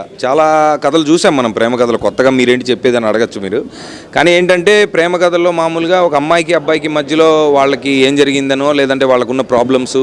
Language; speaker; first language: Telugu; native; Telugu